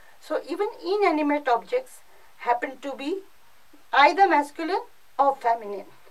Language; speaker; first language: English; non-native, local second language; Konkani